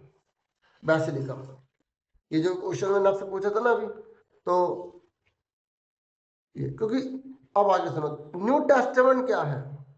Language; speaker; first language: Hindi; native; Hindi